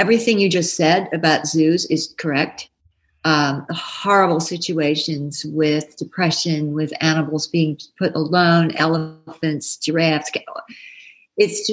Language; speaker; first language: English; native; English